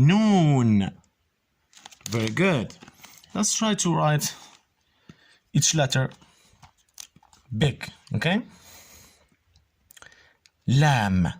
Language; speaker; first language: English; non-native, fluent; Arabic